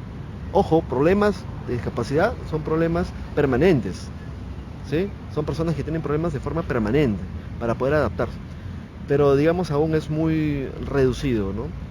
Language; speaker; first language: Spanish; native; Spanish